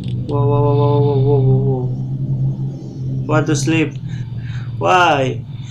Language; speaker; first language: English; non-native, learner; Indonesian